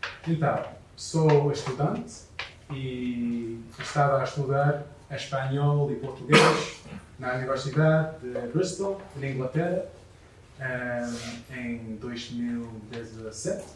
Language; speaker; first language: Portuguese; non-native, learner; English